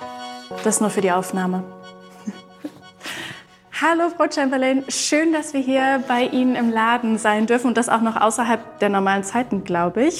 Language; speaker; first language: German; native; German